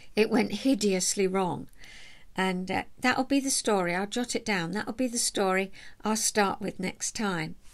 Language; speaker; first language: English; native; English